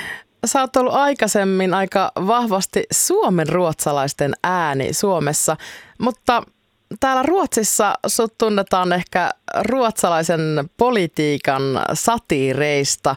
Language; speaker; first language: Finnish; native; Finnish